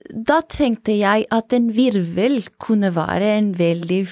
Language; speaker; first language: Norwegian; non-native, fluent; Italian